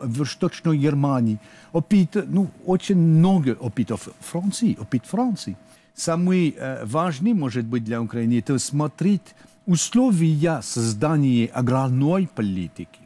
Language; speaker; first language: Russian; non-native, learner; French